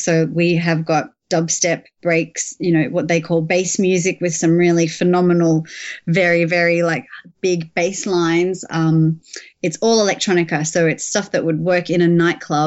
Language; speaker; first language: English; native; English